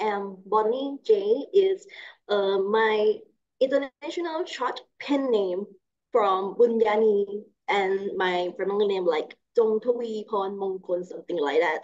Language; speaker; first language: English; non-native, learner; Thai